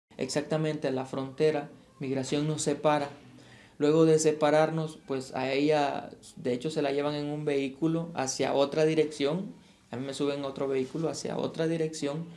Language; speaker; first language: Spanish; native; Spanish